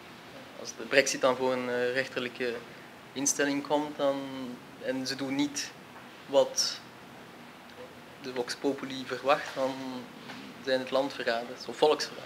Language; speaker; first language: Dutch; native; Dutch